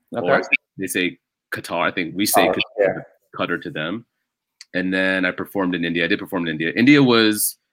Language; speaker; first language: English; native; English